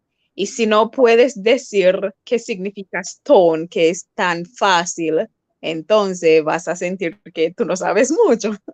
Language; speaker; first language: Spanish; non-native, fluent; English